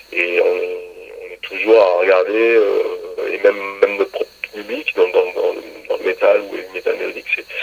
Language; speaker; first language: French; native; French